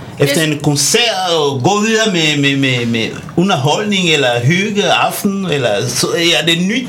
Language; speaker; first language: Danish; non-native, fluent; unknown